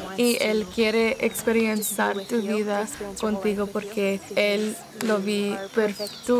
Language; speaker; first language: Spanish; non-native, learner; English